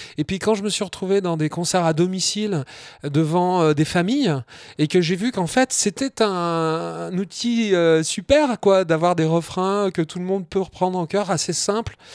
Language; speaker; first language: French; native; French